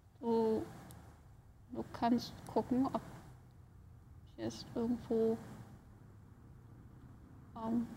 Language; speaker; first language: German; non-native, learner; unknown